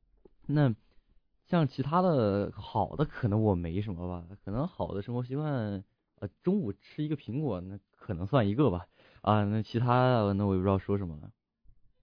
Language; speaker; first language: Chinese; native; Chinese